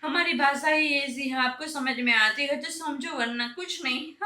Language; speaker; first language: Hindi; non-native, local second language; Gujarati